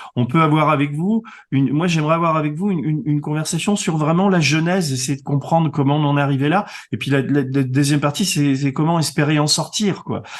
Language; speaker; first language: French; native; French